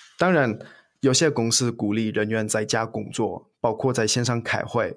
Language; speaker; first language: Chinese; non-native, fluent; English